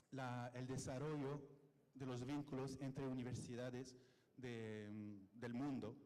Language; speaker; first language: Spanish; non-native, fluent; French